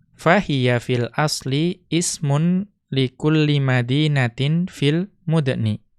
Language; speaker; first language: Arabic; non-native, fluent; Indonesian